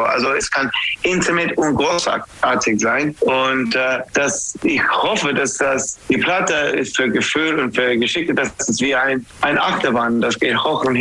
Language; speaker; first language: German; non-native, fluent; English